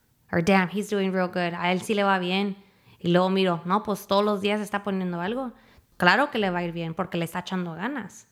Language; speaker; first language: Spanish; early bilingual, heritage; Spanish